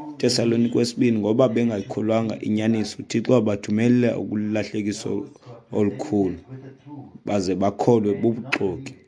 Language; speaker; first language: Xhosa; native; Xhosa